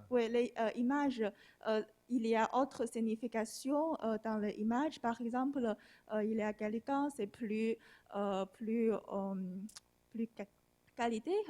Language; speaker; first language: French; non-native, learner; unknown